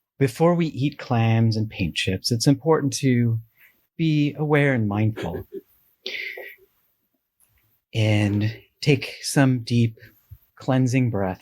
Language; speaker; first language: English; native; English